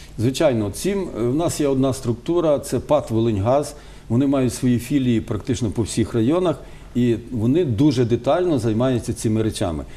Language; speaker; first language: Ukrainian; native; Ukrainian